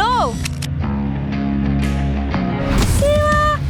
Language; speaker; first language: Russian; native; Russian